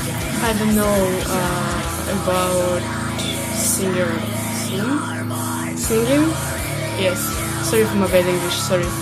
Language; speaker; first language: English; non-native, learner; Russian